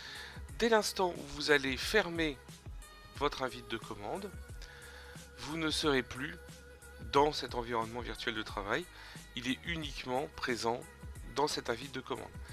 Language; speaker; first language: French; native; French